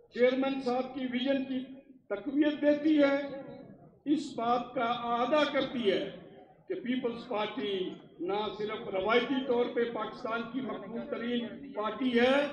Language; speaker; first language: Urdu; non-native, local second language; Baluchi